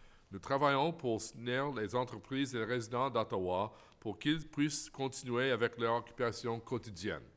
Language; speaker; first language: French; non-native, local second language; English